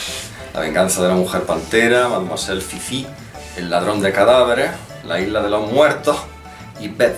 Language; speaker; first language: Spanish; native; Spanish